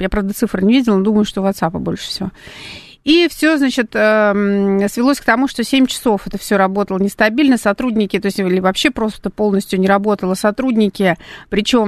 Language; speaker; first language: Russian; native; Russian